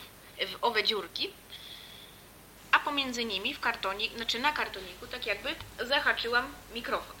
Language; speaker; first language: Polish; native; Polish